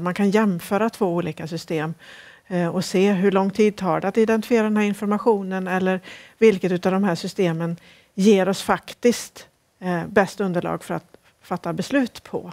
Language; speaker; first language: Swedish; native; Swedish